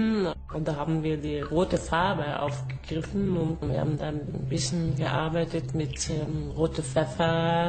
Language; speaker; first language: German; non-native, fluent; Norwegian